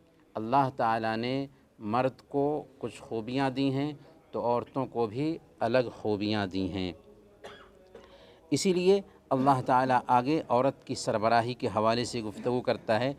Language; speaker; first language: Urdu; native; Urdu